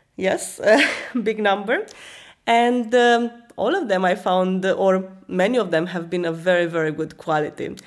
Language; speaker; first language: English; non-native, fluent; Romanian